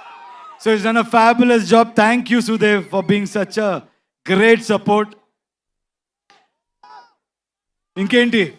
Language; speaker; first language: Telugu; non-native, local second language; Kannada